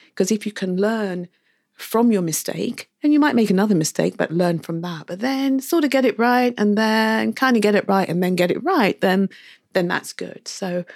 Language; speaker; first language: English; native; English